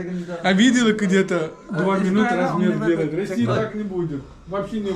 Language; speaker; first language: Russian; non-native, learner; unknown